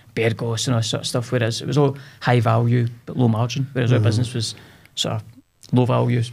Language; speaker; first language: English; native; English